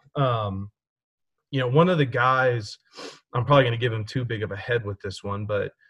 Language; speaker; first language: English; native; English